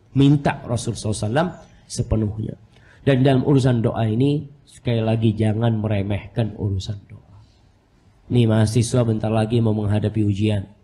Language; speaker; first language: Indonesian; native; Indonesian